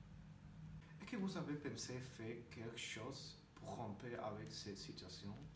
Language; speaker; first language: French; non-native, learner; Spanish